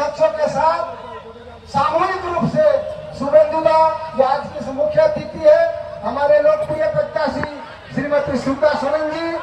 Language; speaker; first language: Hindi; non-native, local second language; Bangla